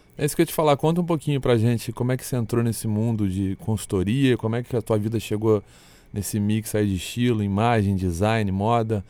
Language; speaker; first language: Portuguese; native; Portuguese